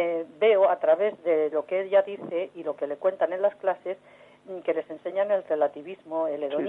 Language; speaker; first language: Spanish; native; Spanish